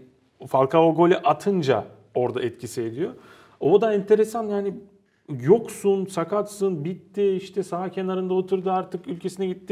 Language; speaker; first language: Turkish; native; Turkish